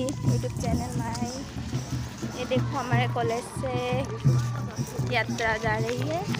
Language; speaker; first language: Hindi; non-native, local second language; Assamese